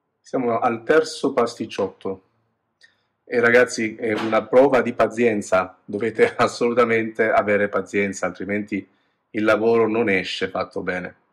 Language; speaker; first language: Italian; native; Italian